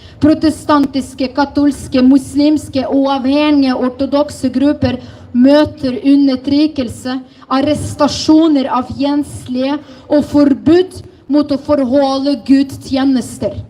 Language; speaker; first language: Norwegian; non-native, fluent; Ukrainian